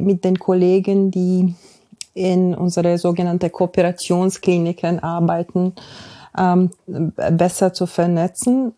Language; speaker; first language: German; non-native, fluent; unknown